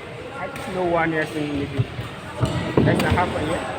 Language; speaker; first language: English; non-native, learner; Filipino